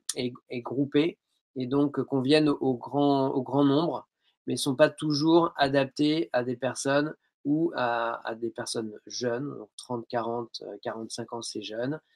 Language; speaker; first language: French; native; French